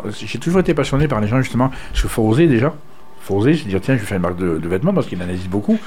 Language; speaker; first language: French; native; French